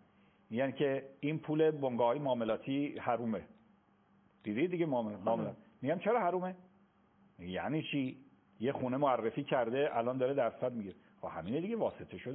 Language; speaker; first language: Persian; native; Persian